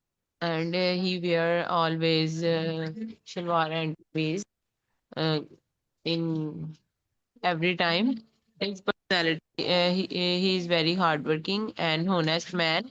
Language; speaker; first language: English; non-native, learner; Urdu